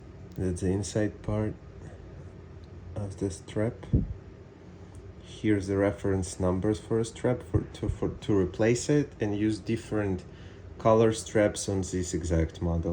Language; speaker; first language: English; non-native, fluent; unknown